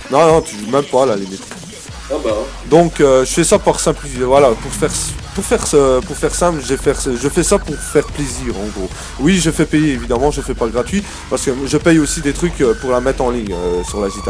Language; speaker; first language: French; native; French